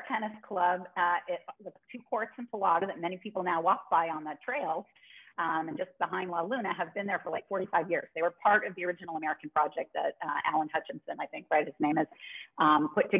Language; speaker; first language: English; native; English